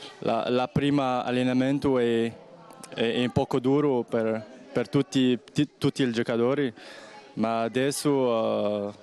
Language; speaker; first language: Italian; non-native, learner; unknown